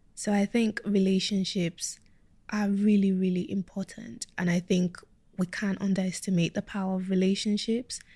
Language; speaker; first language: English; non-native, local second language; Yoruba